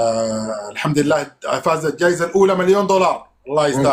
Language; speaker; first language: Arabic; native; Arabic